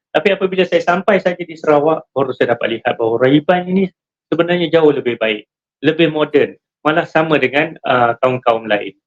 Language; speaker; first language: Malay; native; Malay